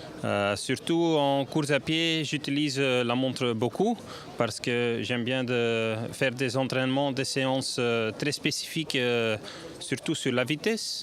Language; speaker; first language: French; non-native, learner; Dutch